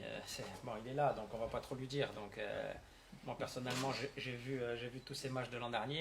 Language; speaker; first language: French; native; French